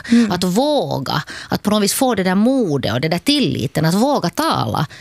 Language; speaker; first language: Swedish; native; Swedish